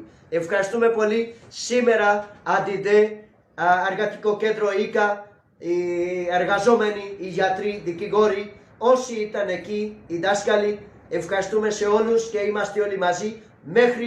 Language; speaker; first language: Greek; non-native, learner; Urdu